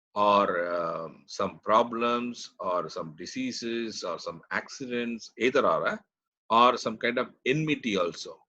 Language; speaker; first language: English; non-native, local second language; Tamil